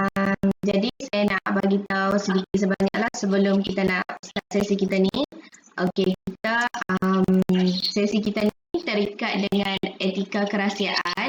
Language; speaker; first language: Malay; native; Malay